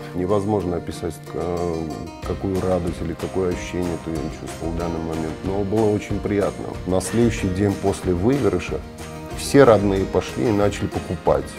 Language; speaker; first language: Russian; non-native, fluent; Armenian